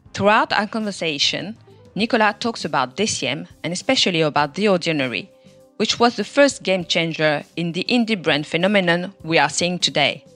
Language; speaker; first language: English; non-native, fluent; French